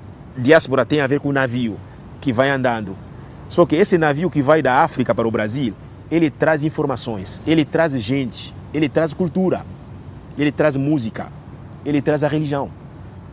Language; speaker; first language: Portuguese; non-native, fluent; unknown